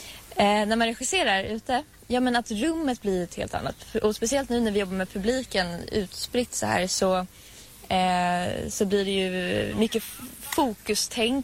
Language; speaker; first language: Swedish; native; Swedish